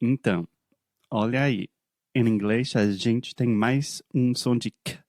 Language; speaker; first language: Portuguese; non-native, fluent; English